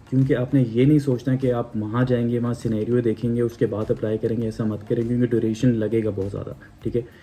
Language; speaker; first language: Urdu; non-native, local second language; Punjabi